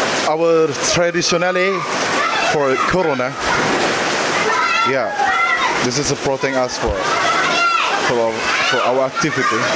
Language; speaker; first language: English; non-native, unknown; Indonesian